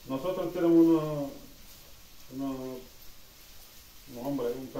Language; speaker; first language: Spanish; non-native, learner; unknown